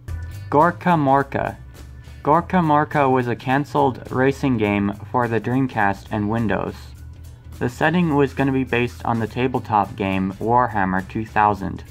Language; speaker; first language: English; native; English